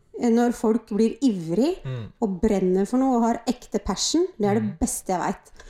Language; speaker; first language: Norwegian; native; Norwegian